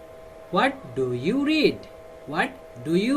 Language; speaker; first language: English; non-native, fluent; Bangla